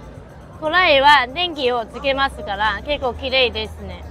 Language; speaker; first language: Japanese; non-native, fluent; Chinese